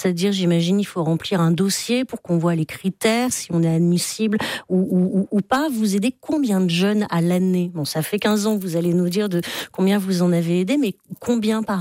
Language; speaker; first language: French; native; French